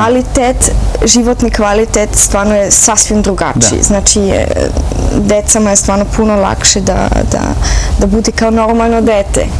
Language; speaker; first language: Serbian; early bilingual, heritage; Serbian